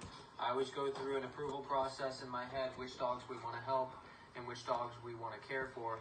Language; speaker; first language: English; native; English